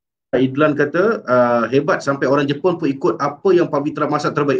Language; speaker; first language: Malay; native; Malay